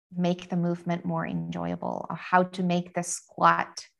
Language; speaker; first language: English; non-native, fluent; Finnish